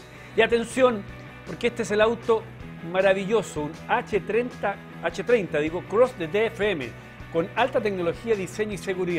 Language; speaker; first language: Spanish; native; Spanish